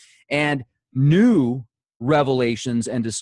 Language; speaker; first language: English; native; English